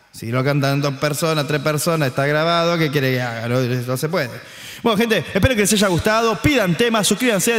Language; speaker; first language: Spanish; native; Spanish